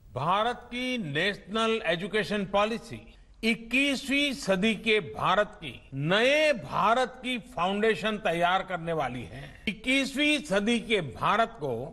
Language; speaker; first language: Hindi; non-native, local second language; Gujarati